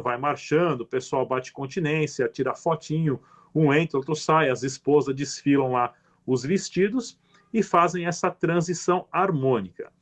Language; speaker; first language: Portuguese; native; Portuguese